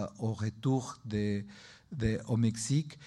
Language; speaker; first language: French; non-native, learner; Spanish